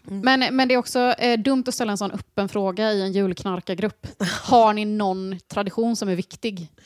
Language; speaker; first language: Swedish; native; Swedish